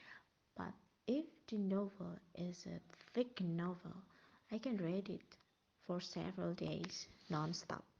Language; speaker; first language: English; non-native, learner; Indonesian